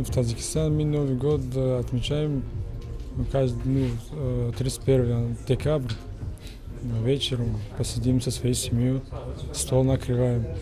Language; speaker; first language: Russian; non-native, learner; Tajik